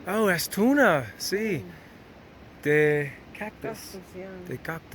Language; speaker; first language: Spanish; non-native, learner; English